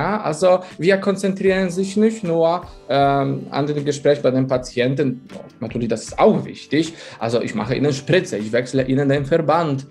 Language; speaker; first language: German; non-native, fluent; Polish